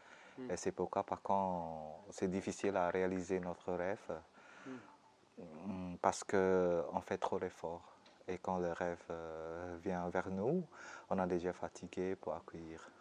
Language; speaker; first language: French; non-native, fluent; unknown